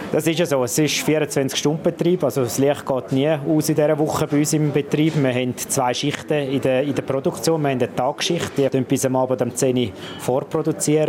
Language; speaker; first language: German; native; German